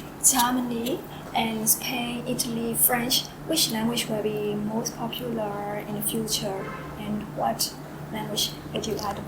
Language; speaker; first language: English; non-native, learner; Burmese